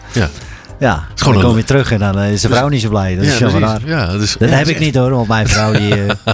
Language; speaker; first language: Dutch; native; Dutch